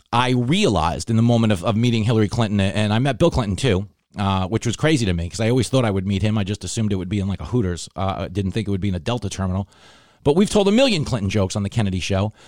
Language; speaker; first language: English; native; English